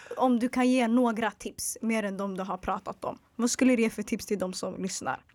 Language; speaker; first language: Swedish; early bilingual, other home language; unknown